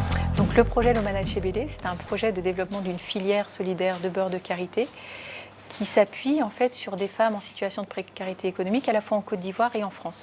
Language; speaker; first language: French; native; French